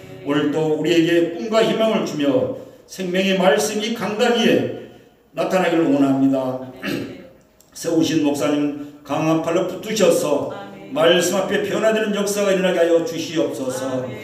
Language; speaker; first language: Korean; native; Korean